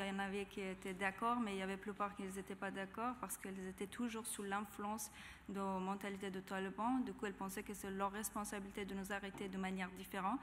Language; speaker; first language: French; non-native, fluent; Persian